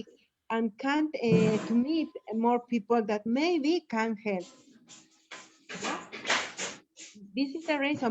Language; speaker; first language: English; non-native, learner; Spanish